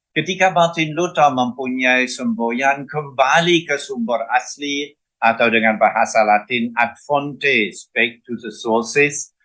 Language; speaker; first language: Indonesian; non-native, fluent; German